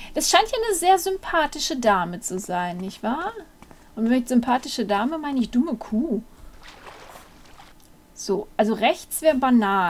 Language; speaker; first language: German; native; German